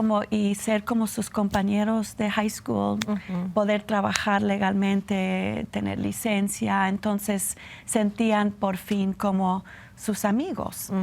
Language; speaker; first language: Spanish; non-native, fluent; English